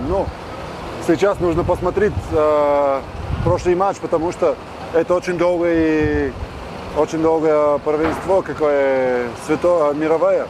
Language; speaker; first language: Russian; non-native, learner; Bulgarian